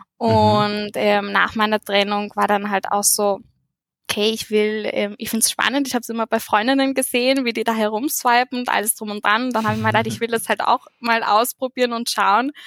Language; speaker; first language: German; early bilingual, heritage; German